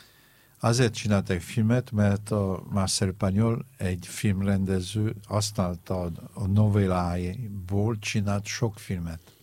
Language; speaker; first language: Hungarian; non-native, fluent; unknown